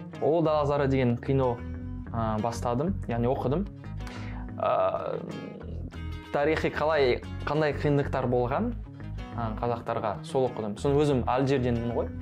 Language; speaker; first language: Kazakh; non-native, learner; French